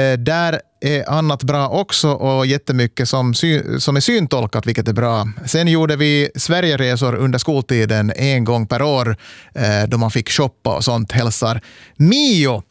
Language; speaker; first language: Swedish; native; Swedish